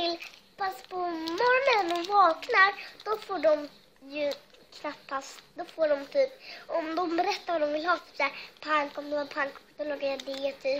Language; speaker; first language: Swedish; early bilingual, other home language; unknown